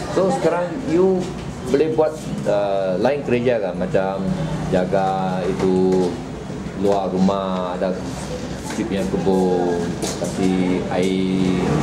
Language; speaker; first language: Malay; non-native, local second language; Chinese